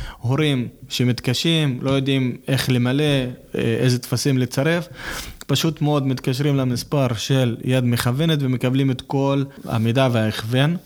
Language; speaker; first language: Hebrew; non-native, local second language; Arabic